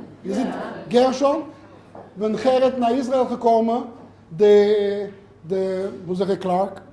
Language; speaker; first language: Dutch; non-native, learner; Hebrew